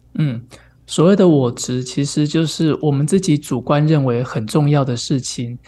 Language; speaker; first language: Chinese; native; Chinese